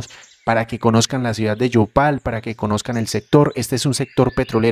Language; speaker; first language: Spanish; native; Spanish